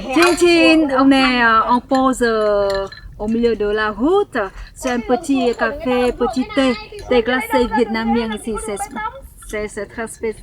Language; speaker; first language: French; non-native, fluent; Vietnamese